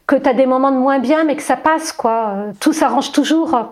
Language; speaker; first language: French; native; French